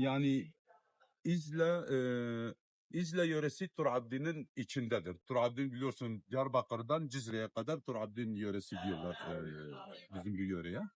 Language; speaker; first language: Turkish; non-native, fluent; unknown